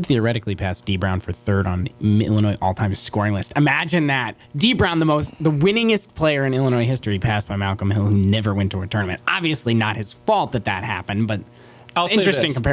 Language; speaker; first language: English; native; English